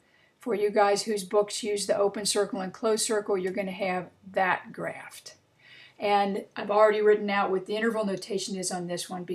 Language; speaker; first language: English; native; English